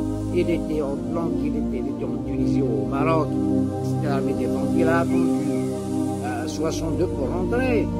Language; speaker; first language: French; non-native, local second language; Kabyle